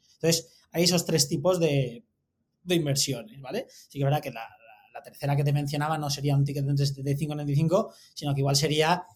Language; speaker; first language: Spanish; native; Spanish